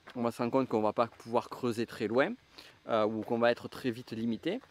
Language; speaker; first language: French; native; French